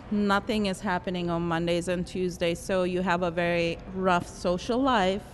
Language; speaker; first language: English; non-native, fluent; Turkish